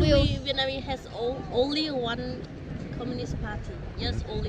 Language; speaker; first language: English; non-native, learner; Vietnamese